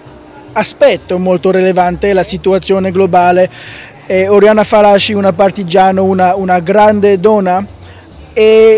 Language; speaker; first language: Italian; non-native, learner; English